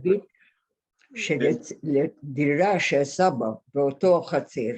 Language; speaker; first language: Hebrew; non-native, fluent; Hungarian